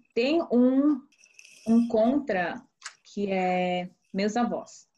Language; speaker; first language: Portuguese; early bilingual, other home language; Korean